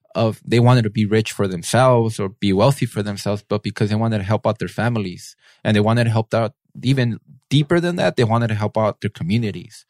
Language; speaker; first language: English; early bilingual, other home language; Spanish